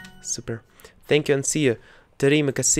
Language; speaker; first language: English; non-native, learner; Russian